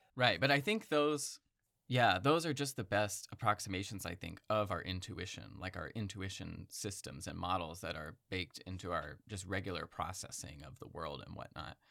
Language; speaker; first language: English; native; English